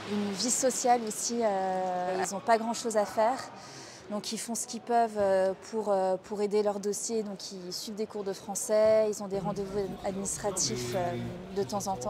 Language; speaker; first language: French; native; French